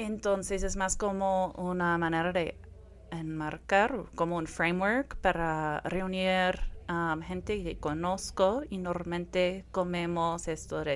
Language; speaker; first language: Spanish; non-native, fluent; English